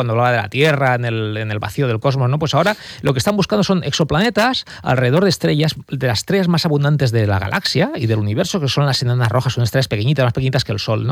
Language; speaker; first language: Spanish; native; Spanish